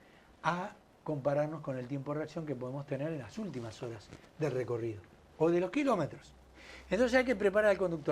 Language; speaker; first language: Spanish; native; Spanish